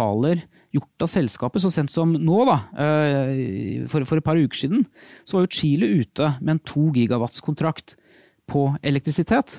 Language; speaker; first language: Norwegian; native; Norwegian